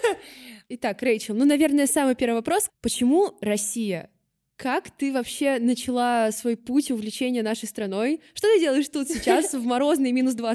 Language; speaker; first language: Russian; native; Russian